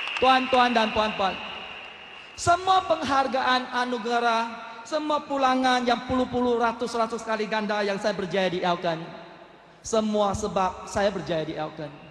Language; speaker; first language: Malay; non-native, local second language; Chinese